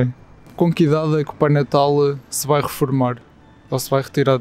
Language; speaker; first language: Portuguese; native; Portuguese